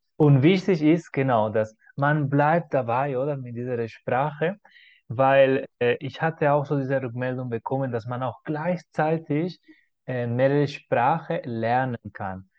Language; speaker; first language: German; non-native, fluent; Spanish